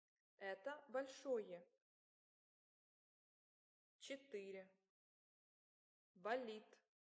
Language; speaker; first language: Russian; non-native, learner; English